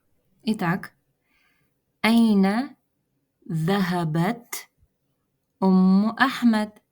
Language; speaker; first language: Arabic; non-native, fluent; Russian